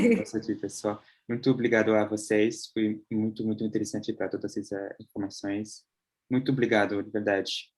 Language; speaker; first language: Portuguese; non-native, fluent; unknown